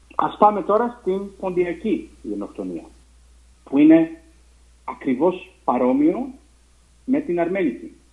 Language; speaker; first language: Greek; early bilingual, heritage; Greek